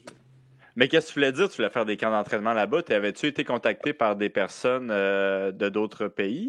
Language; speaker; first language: French; native; French